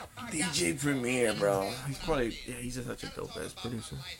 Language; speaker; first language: English; early bilingual, other home language; Spanish